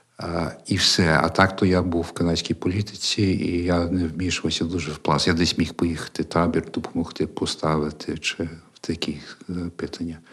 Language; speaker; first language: Ukrainian; early bilingual, heritage; Ukrainian